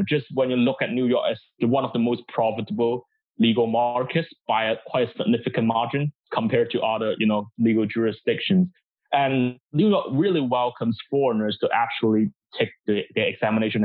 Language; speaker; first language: English; non-native, local second language; Cantonese